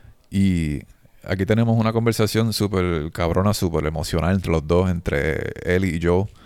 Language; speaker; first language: Spanish; native; Spanish